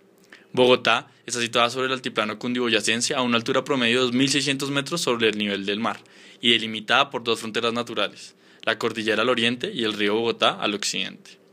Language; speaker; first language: Spanish; native; Spanish